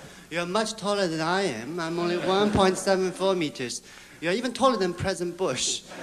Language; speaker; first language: English; non-native, fluent; Chinese